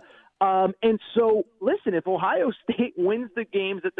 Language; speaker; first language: English; native; English